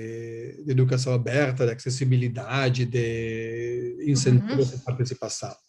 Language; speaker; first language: Portuguese; non-native, learner; Italian